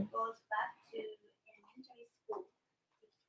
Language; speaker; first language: English; non-native, learner; Japanese